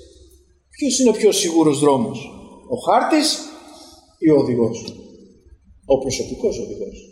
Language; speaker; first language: Greek; native; Greek